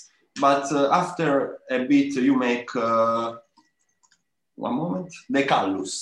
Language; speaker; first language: English; non-native, learner; Italian